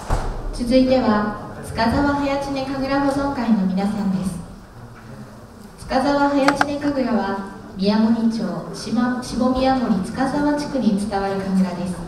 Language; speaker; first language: Japanese; native; Japanese